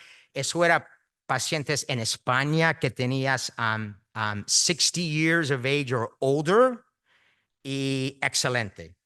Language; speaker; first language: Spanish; early bilingual, heritage; Spanish